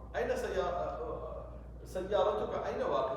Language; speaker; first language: Arabic; non-native, fluent; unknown